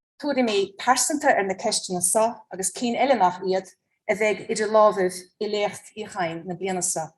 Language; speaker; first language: Irish; native; Irish